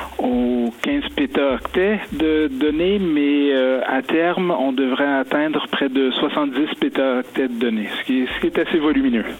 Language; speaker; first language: French; native; French